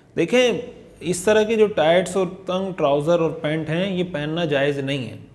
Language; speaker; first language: Urdu; native; Urdu